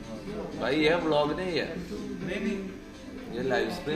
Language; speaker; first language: Hindi; non-native, local second language; Malayalam